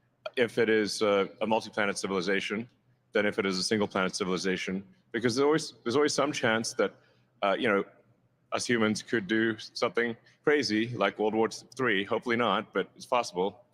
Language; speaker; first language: English; native; English